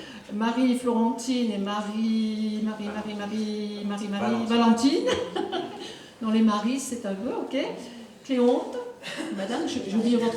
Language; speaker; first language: French; native; French